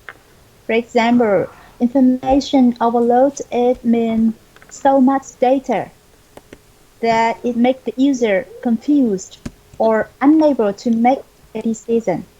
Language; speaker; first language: English; non-native, fluent; Vietnamese